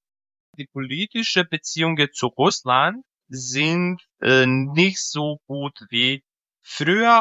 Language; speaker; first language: German; non-native, fluent; Serbian